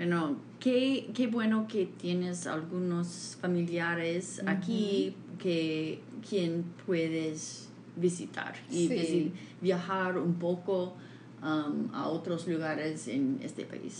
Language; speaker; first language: Spanish; non-native, fluent; English